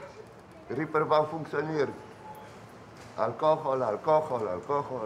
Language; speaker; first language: German; non-native, learner; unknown